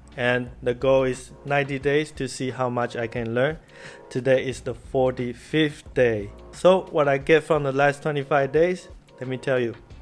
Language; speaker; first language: English; non-native, fluent; Chinese